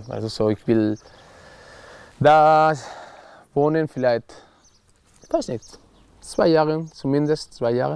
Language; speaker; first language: German; non-native, learner; Spanish